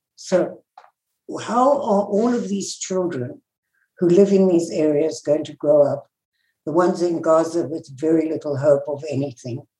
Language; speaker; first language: English; native; English